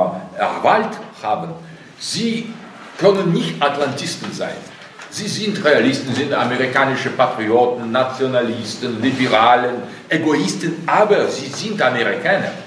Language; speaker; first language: German; non-native, learner; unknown